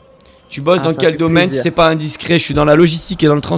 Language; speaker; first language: French; native; French